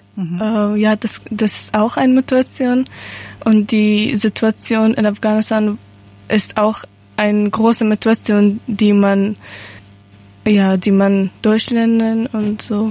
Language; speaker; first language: German; non-native, learner; Persian